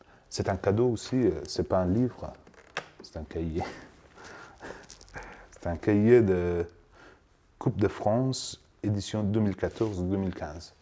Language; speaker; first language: French; non-native, learner; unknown